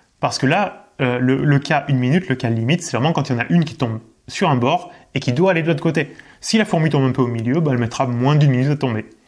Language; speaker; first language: French; native; French